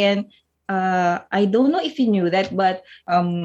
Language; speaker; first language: English; non-native, local second language; Filipino